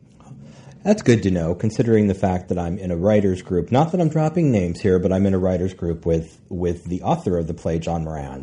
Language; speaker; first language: English; native; English